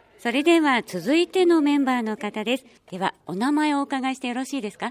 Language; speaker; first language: Japanese; native; Japanese